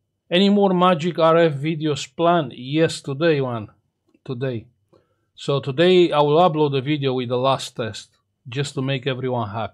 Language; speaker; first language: English; non-native, fluent; Romanian